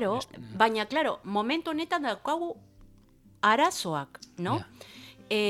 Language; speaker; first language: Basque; non-native, learner; Spanish